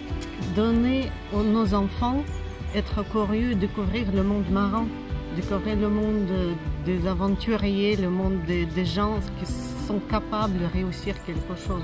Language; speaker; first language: French; non-native, fluent; Russian